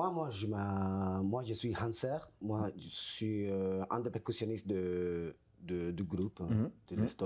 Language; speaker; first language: French; non-native, fluent; Spanish